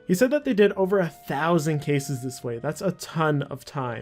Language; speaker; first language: English; native; English